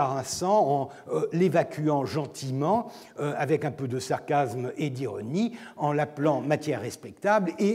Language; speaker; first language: French; non-native, fluent; Turkish